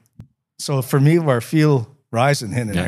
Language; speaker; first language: German; non-native, learner; English